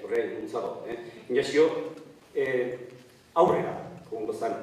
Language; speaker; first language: Basque; native; Basque